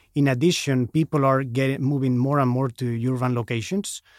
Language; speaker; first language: English; non-native, fluent; Spanish